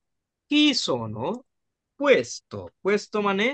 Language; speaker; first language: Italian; non-native, fluent; Bangla